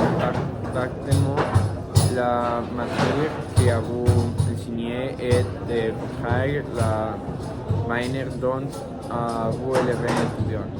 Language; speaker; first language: French; non-native, learner; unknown